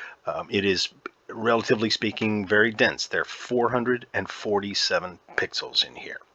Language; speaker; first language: English; native; English